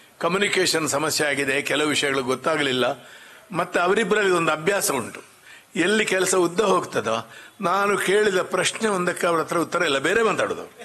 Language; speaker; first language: Kannada; non-native, local second language; Marathi